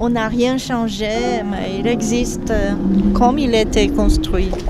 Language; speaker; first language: French; non-native, learner; Polish